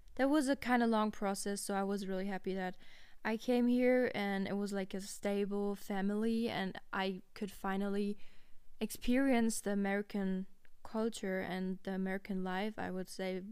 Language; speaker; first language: English; non-native, fluent; German